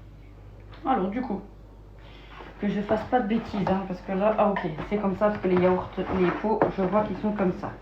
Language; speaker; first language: French; native; French